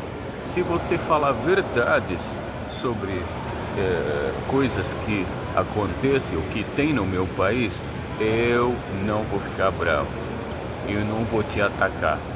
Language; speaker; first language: Portuguese; non-native, fluent; Arabic